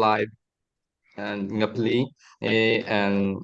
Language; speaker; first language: English; non-native, learner; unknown